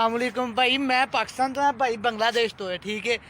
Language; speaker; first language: Hindi; non-native, local second language; Punjabi